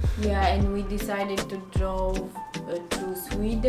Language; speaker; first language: English; non-native, learner; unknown